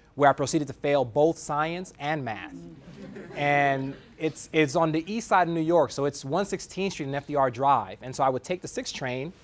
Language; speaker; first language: English; native; English